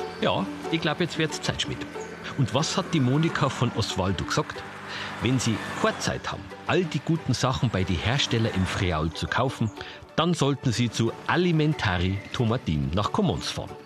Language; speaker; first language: German; native; German